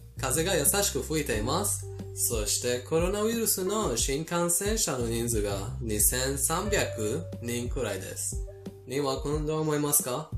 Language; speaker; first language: Japanese; non-native, fluent; Persian